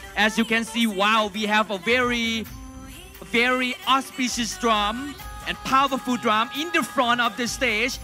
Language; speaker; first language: English; non-native, fluent; Thai